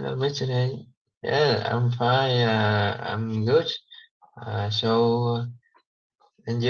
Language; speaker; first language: English; non-native, learner; Vietnamese